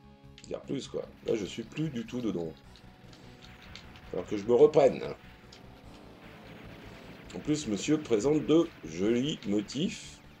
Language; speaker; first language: French; native; French